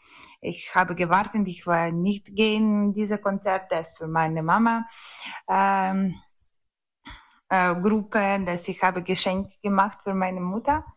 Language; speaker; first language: German; non-native, learner; Ukrainian